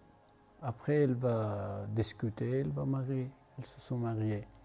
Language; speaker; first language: French; non-native, learner; Persian